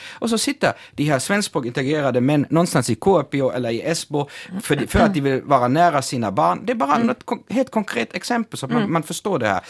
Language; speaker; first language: Swedish; non-native, fluent; German